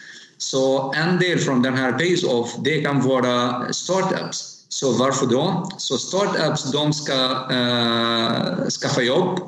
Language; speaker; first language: Swedish; non-native, fluent; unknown